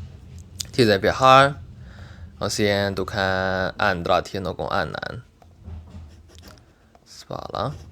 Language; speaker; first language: Swedish; non-native, learner; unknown